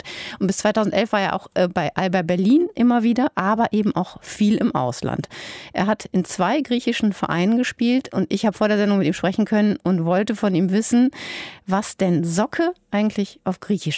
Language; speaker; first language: German; native; German